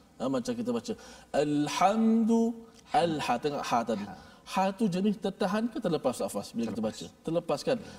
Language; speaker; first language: Malay; native; Malay